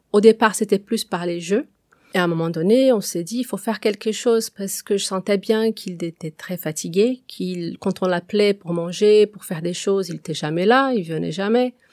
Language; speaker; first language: French; non-native, fluent; Portuguese